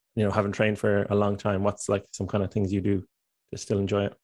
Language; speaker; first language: English; native; English